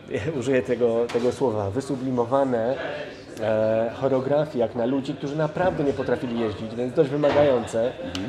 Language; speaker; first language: Polish; early bilingual, other home language; Spanish